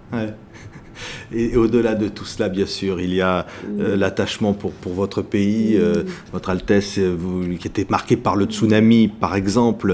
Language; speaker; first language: French; native; French